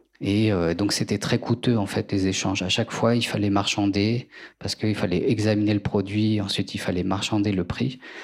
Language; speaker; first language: French; native; French